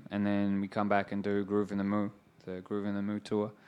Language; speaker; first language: English; native; English